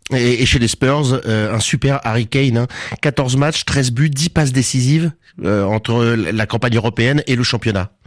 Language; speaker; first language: French; native; French